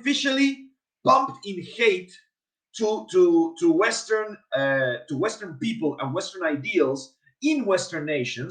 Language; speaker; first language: English; non-native, fluent; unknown